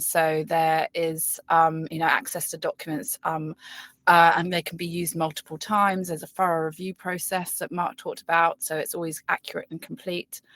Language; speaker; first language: English; native; English